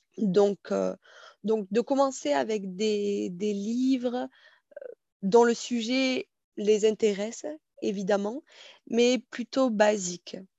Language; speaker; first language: French; native; French